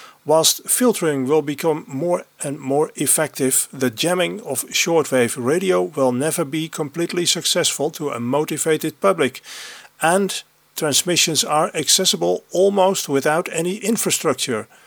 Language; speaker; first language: English; non-native, fluent; Dutch